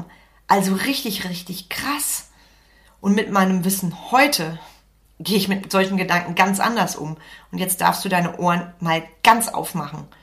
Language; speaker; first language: German; native; German